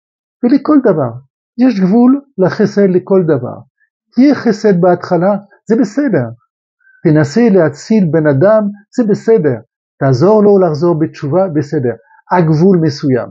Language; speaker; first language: Hebrew; non-native, fluent; French